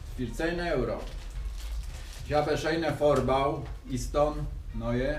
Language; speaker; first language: German; non-native, learner; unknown